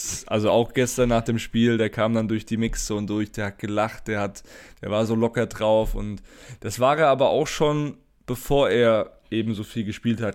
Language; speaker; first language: German; native; German